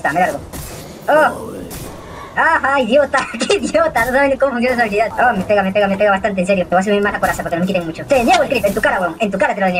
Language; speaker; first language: Spanish; native; Spanish